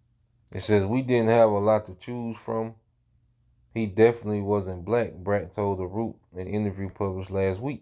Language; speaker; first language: English; native; English